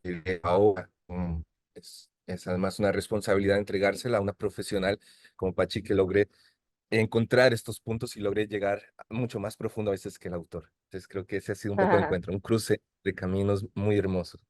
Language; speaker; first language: Spanish; native; Spanish